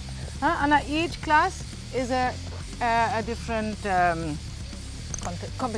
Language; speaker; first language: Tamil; non-native, learner; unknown